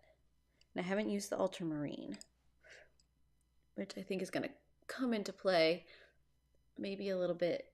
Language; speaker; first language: English; native; English